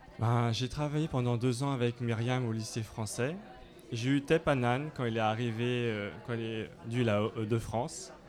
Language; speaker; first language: French; native; French